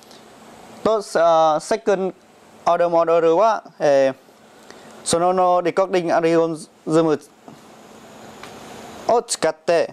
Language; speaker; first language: Japanese; non-native, learner; Vietnamese